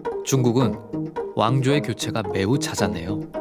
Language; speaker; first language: Korean; native; Korean